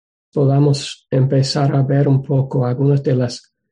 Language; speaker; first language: Spanish; non-native, fluent; English